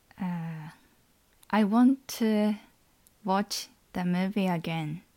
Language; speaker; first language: English; non-native, learner; Japanese